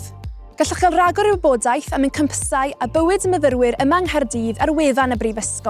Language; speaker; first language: Welsh; native; Welsh